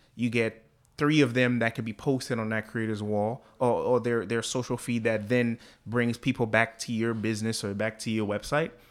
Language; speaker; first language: English; early bilingual, other home language; Haitian Creole